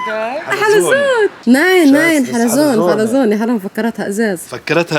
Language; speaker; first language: Arabic; native; Arabic